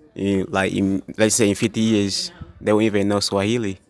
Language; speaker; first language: English; non-native, local second language; Swahili